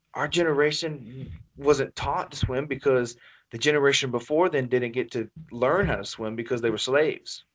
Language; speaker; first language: English; native; English